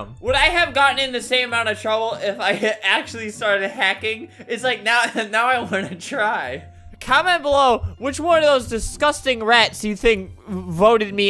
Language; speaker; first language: English; native; English